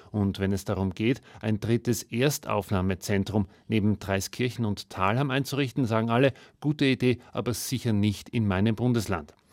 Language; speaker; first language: German; native; German